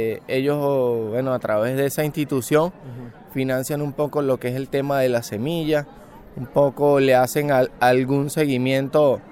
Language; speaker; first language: Spanish; native; Spanish